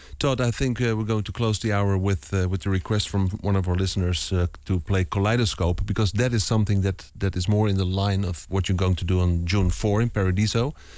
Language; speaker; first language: English; non-native, fluent; Dutch